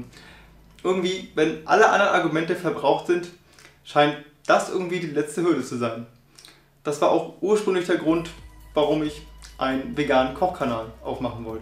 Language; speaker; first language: German; native; German